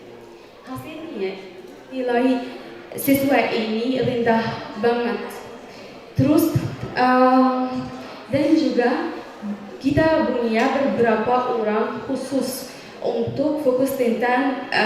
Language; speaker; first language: Indonesian; non-native, fluent; Arabic